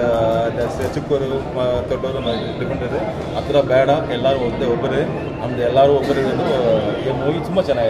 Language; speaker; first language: Kannada; non-native, learner; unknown